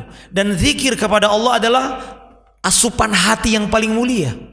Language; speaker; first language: Indonesian; native; Indonesian